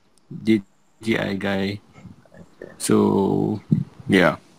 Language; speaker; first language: English; non-native, local second language; Malay